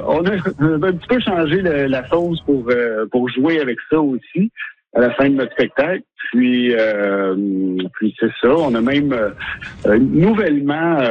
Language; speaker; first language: French; native; French